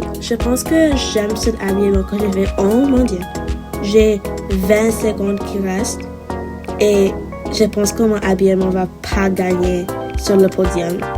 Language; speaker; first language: French; non-native, learner; English